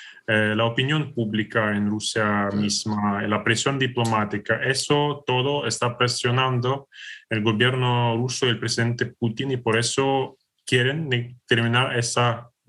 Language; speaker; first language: Spanish; non-native, fluent; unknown